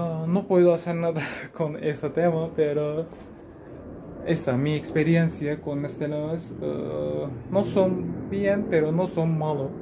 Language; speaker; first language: Spanish; non-native, learner; Turkish